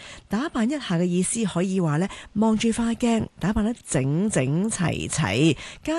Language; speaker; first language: Cantonese; native; Cantonese